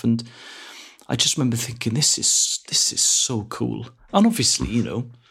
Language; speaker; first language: English; non-native, local second language; Welsh